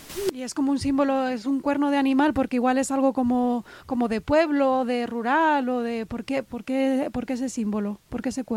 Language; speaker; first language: Spanish; native; Spanish